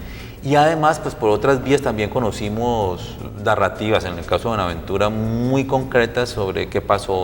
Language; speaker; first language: Spanish; native; Spanish